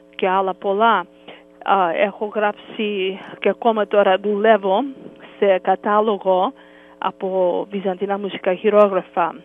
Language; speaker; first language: Greek; early bilingual, heritage; English